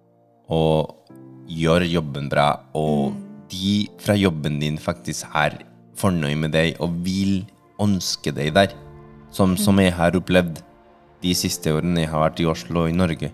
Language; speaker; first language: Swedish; non-native, learner; Spanish